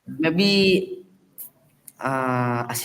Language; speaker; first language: English; non-native, learner; Indonesian